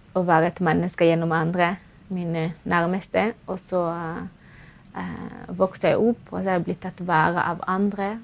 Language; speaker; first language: Norwegian; non-native, fluent; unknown